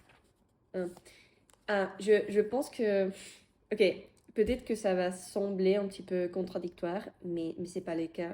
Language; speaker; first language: French; non-native, fluent; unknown